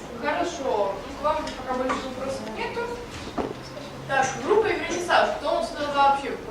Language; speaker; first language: Russian; native; Russian